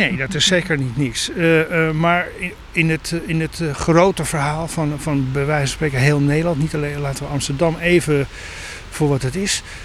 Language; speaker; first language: Dutch; native; Dutch